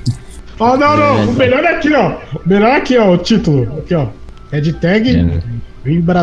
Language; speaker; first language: Portuguese; native; Portuguese